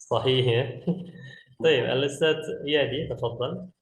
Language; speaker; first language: Arabic; non-native, fluent; Indonesian